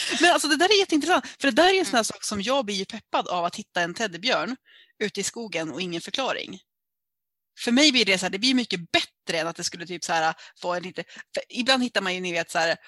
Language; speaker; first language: Swedish; native; Swedish